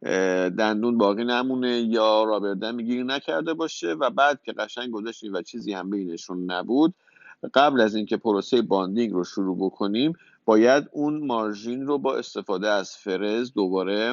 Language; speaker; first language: Persian; native; Persian